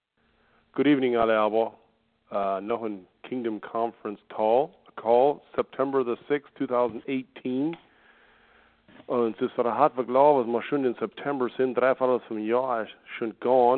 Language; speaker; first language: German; early bilingual, heritage; Pennsylvania German